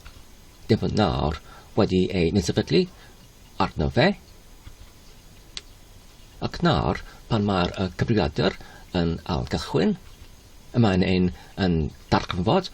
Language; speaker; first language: Welsh; non-native, learner; Polish